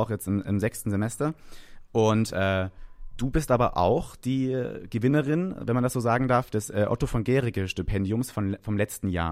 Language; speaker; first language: German; native; German